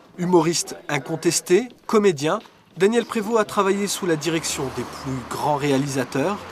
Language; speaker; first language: French; native; French